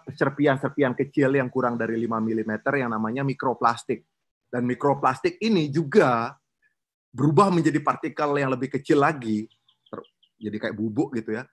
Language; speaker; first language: Indonesian; native; Indonesian